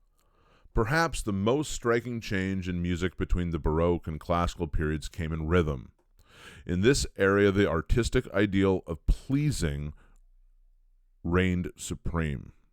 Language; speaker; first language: English; native; English